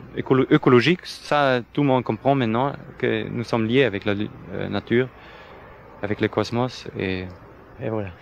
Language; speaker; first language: French; non-native, fluent; German